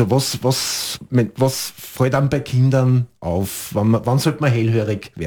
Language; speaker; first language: German; native; German